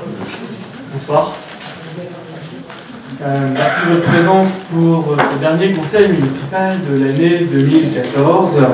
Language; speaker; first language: French; native; French